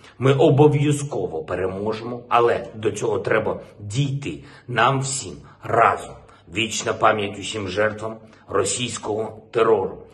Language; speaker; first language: Ukrainian; non-native, local second language; Russian